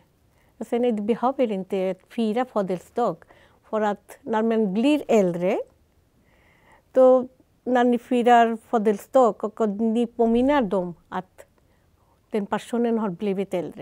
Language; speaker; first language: Swedish; non-native, fluent; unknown